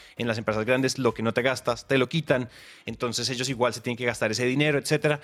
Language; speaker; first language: Spanish; native; Spanish